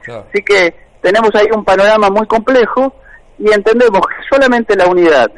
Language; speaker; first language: Spanish; native; Spanish